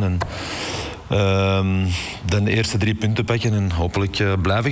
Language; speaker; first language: Dutch; native; Dutch